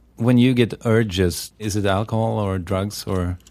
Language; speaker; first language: English; non-native, fluent; Swedish